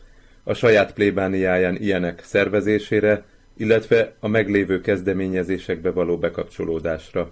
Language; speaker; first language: Hungarian; native; Hungarian